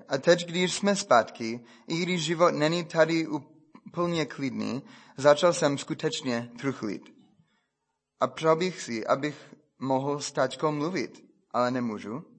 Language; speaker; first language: Czech; non-native, fluent; English